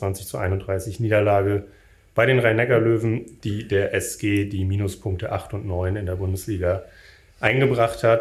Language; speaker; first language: German; native; German